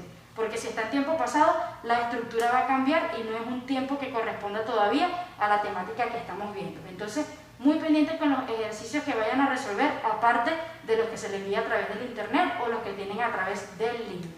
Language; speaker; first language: Spanish; native; Spanish